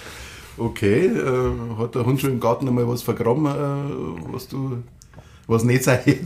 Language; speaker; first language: German; native; German